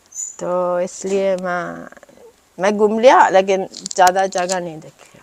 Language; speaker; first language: Hindi; non-native, learner; Italian